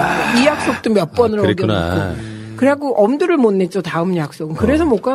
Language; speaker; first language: Korean; native; Korean